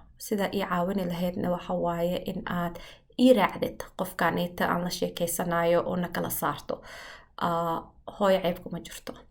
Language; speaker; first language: Somali; early bilingual, heritage; Somali